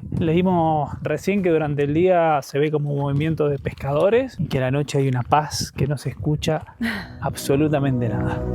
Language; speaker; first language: Spanish; native; Spanish